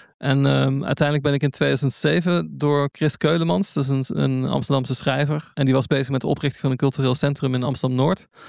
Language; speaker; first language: Dutch; native; Dutch